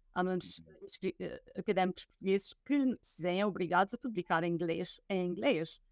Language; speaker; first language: Portuguese; native; Portuguese